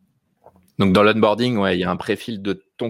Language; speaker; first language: French; native; French